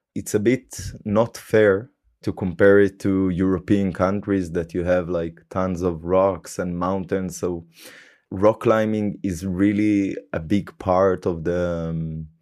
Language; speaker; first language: English; non-native, fluent; Hebrew